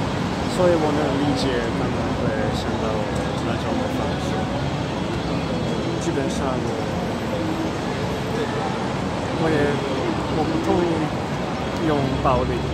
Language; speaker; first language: Chinese; non-native, learner; Italian